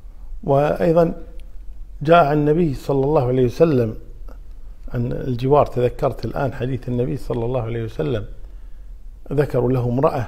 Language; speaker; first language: Arabic; native; Arabic